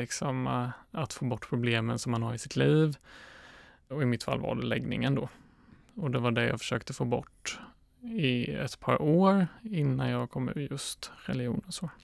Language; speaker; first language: Swedish; native; Swedish